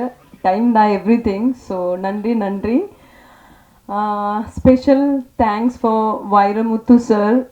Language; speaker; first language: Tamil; non-native, fluent; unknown